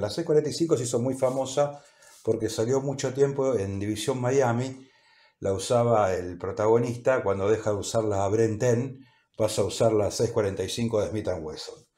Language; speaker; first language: Spanish; native; Spanish